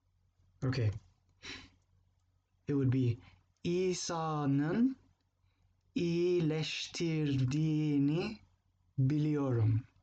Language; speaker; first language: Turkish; non-native, fluent; English